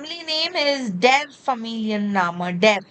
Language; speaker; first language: German; non-native, learner; Tamil